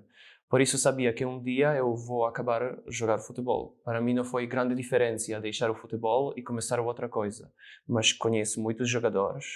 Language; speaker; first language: Portuguese; non-native, fluent; Slovak